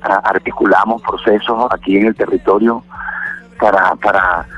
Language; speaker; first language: Spanish; native; Spanish